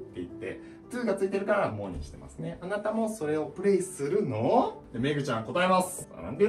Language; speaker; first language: Japanese; native; Japanese